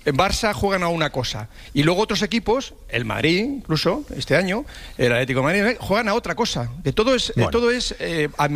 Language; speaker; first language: Spanish; native; Spanish